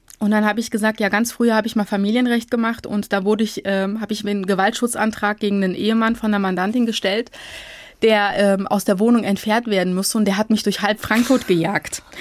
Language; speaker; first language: German; early bilingual, other home language; Turkish